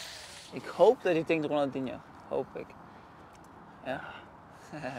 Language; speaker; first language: Dutch; non-native, fluent; Danish